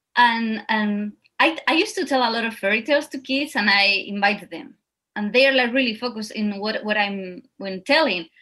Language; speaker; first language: English; non-native, fluent; Spanish